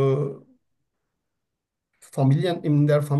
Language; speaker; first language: German; non-native, learner; Turkish